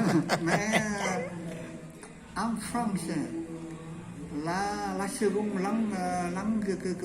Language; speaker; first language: French; non-native, learner; Vietnamese